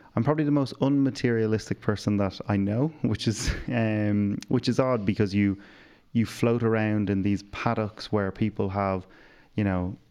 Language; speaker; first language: English; native; English